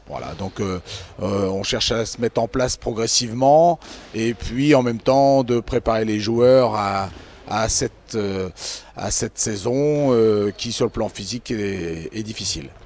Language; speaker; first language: French; native; French